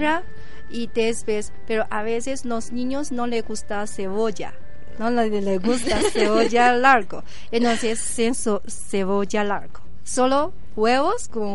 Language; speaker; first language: Spanish; non-native, learner; Chinese